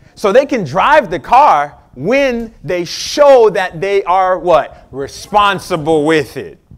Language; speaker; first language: English; native; English